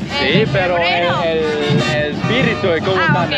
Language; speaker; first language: Spanish; non-native, learner; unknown